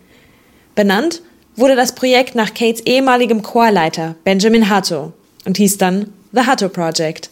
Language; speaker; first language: German; native; German